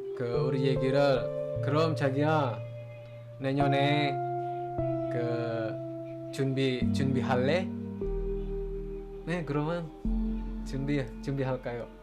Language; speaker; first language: Korean; non-native, learner; Indonesian